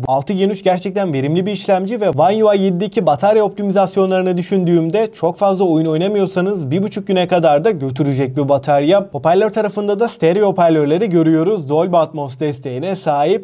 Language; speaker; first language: Turkish; native; Turkish